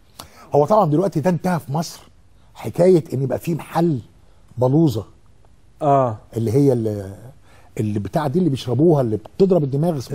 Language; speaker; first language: Arabic; native; Arabic